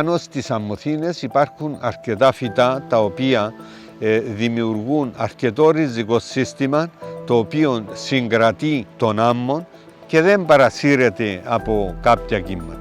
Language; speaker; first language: Greek; native; Greek